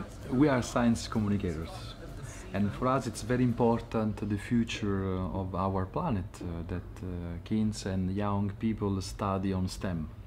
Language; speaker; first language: English; non-native, learner; Italian